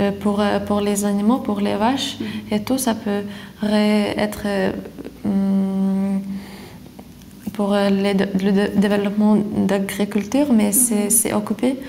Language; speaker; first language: French; non-native, fluent; Lithuanian